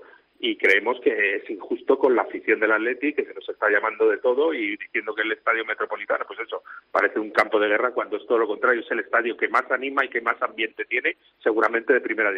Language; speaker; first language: Spanish; native; Spanish